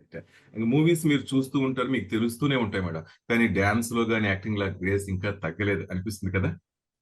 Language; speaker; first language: Telugu; native; Telugu